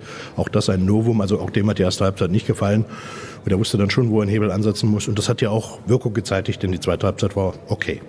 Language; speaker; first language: German; native; German